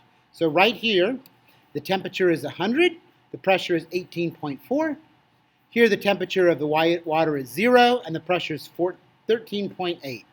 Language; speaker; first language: English; native; English